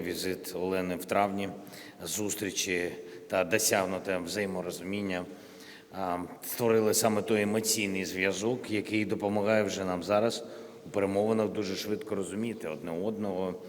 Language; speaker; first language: Ukrainian; non-native, local second language; Russian